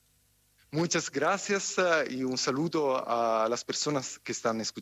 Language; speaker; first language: Spanish; non-native, fluent; Italian